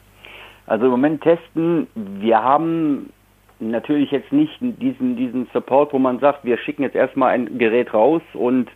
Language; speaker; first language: German; native; German